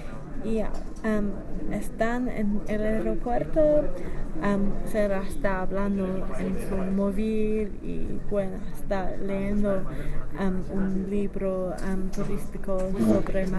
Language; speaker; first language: Spanish; non-native, learner; English